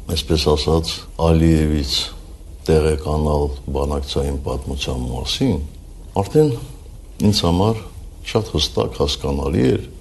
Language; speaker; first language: Armenian; native; Armenian